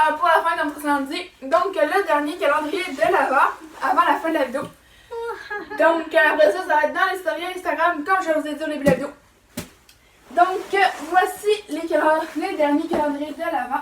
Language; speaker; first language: French; native; French